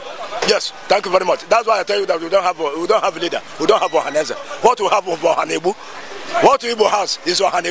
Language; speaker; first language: English; non-native, local second language; Igbo